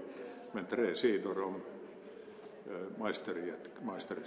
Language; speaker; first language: Swedish; non-native, local second language; Finnish